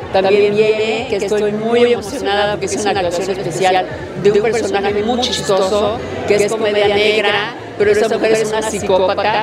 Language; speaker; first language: Spanish; native; Spanish